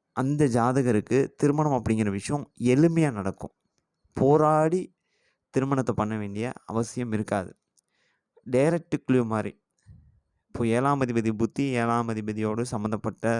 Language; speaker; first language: Tamil; native; Tamil